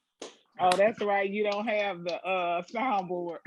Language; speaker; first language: English; native; English